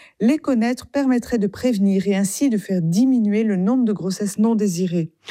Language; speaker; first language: French; native; French